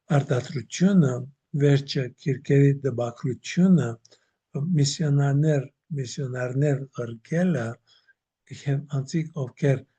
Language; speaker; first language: Armenian; native; Armenian